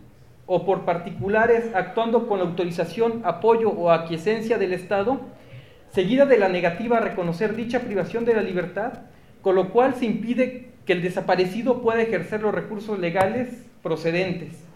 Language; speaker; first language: Spanish; native; Spanish